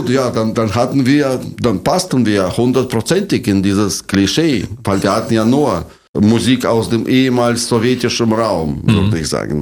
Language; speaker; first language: German; non-native, fluent; Russian